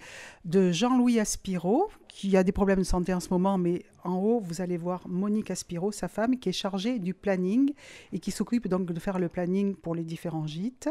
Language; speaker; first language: French; native; French